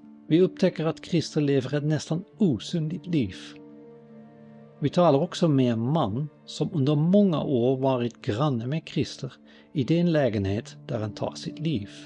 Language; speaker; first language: Swedish; native; Swedish